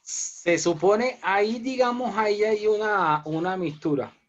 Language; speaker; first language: Spanish; native; Spanish